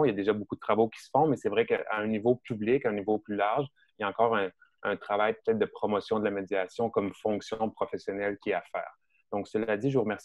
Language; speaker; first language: French; native; French